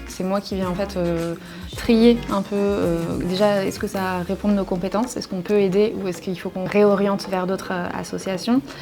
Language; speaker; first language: French; native; French